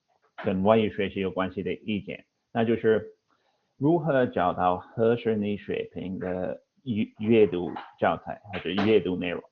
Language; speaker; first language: Chinese; non-native, fluent; English